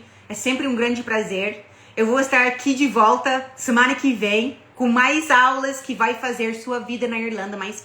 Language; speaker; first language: Portuguese; non-native, fluent; English